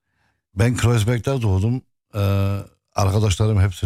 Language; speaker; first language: Turkish; non-native, local second language; Arabic